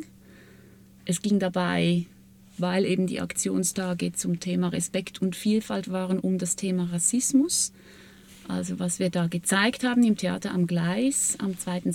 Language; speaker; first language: German; native; German